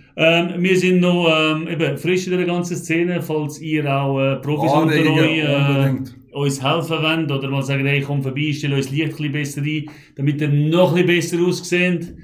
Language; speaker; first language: German; early bilingual, heritage; Macedonian